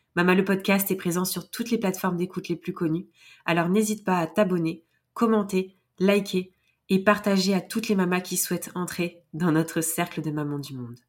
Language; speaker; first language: French; native; French